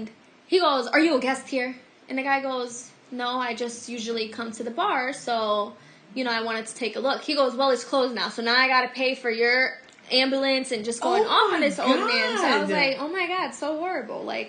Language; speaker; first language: English; non-native, fluent; Albanian